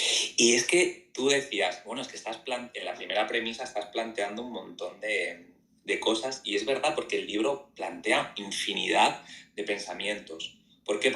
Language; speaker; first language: Spanish; native; Spanish